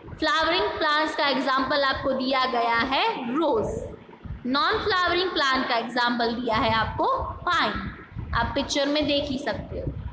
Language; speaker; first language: Hindi; non-native, local second language; Gujarati